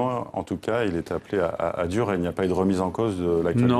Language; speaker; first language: French; native; French